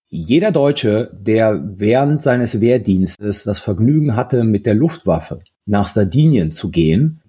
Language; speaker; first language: German; early bilingual, other home language; Italian